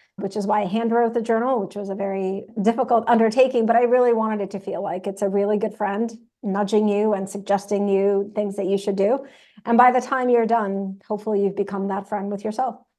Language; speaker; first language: English; non-native, fluent; Russian